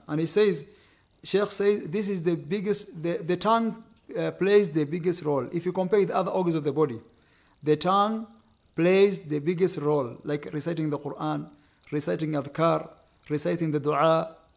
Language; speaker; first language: English; non-native, local second language; Swahili